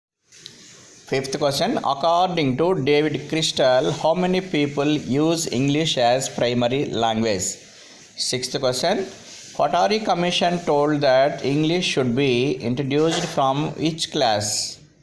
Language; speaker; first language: English; non-native, local second language; Telugu